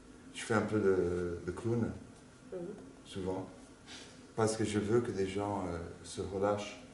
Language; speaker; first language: French; non-native, fluent; English